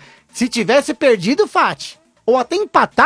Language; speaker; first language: Portuguese; native; Portuguese